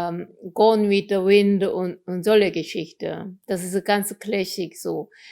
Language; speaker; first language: German; non-native, fluent; Korean